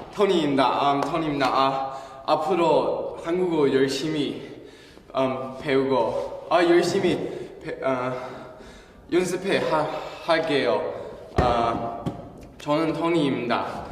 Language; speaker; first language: Korean; non-native, learner; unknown